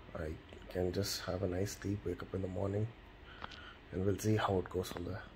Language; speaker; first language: English; non-native, local second language; Tamil